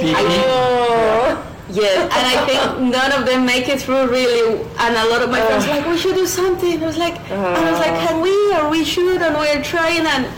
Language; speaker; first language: English; non-native, fluent; Quechua